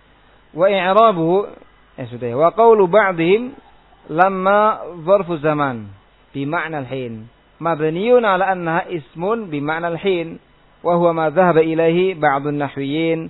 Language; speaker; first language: Arabic; non-native, fluent; Indonesian